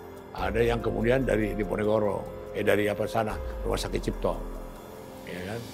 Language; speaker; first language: Indonesian; native; Indonesian